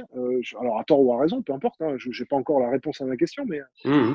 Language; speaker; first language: French; native; French